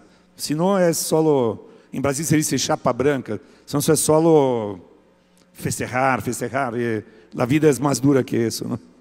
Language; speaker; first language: Spanish; non-native, fluent; Portuguese